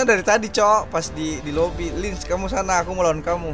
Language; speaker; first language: Indonesian; native; Indonesian